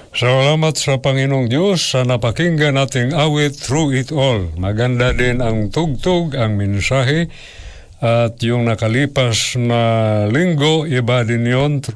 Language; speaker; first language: Filipino; non-native, local second language; Cebuano